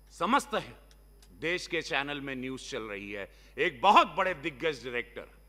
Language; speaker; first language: Hindi; native; Hindi